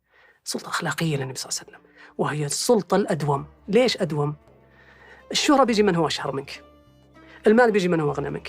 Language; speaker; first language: Arabic; native; Arabic